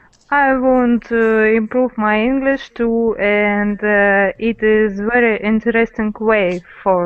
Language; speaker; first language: English; non-native, learner; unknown